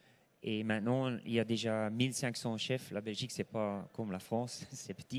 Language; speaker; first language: French; non-native, local second language; Dutch